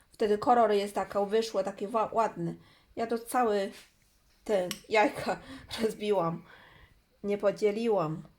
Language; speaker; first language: Polish; non-native, learner; Chinese